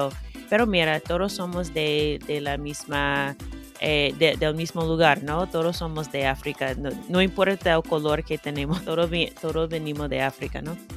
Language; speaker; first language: Spanish; non-native, fluent; English